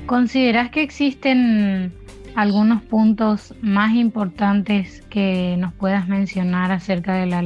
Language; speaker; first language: Spanish; native; Spanish